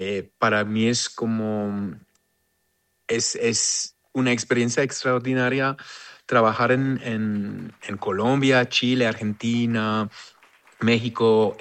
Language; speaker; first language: Spanish; non-native, fluent; Hebrew